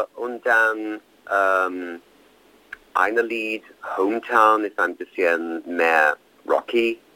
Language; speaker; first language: German; non-native, learner; English